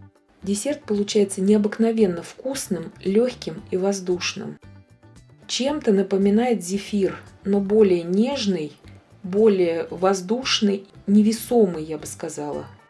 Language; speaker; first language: Russian; native; Russian